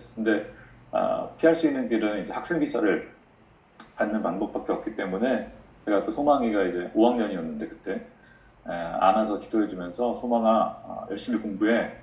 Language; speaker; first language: Korean; native; Korean